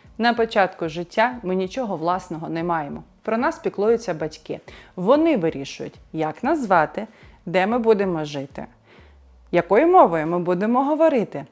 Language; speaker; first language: Ukrainian; non-native, local second language; Russian